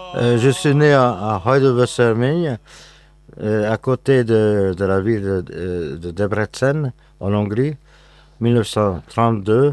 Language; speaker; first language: French; non-native, fluent; Hungarian